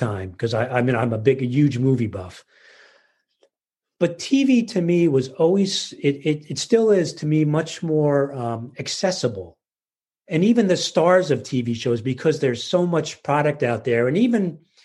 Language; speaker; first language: English; native; English